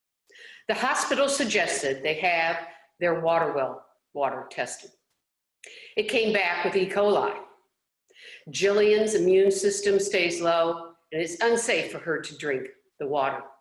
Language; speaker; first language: English; native; English